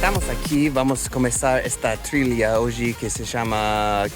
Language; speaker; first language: Portuguese; non-native, fluent; English